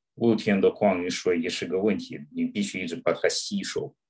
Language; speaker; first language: Chinese; non-native, fluent; Russian